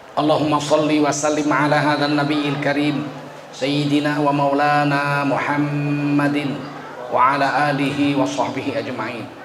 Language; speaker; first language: Indonesian; native; Indonesian